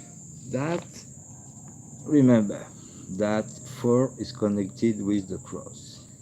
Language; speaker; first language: English; non-native, learner; French